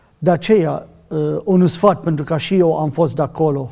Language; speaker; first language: Romanian; non-native, learner; Arabic